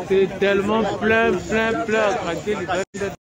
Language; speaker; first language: French; non-native, local second language; Lingala